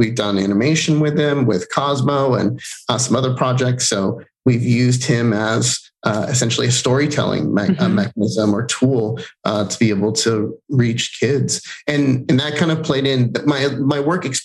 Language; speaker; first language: English; non-native, fluent; Spanish